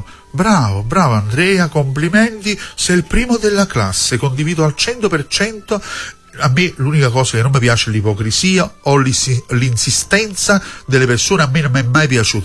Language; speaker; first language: Italian; native; Italian